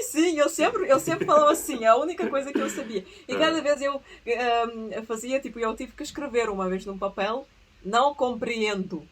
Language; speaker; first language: Portuguese; early bilingual, other home language; Russian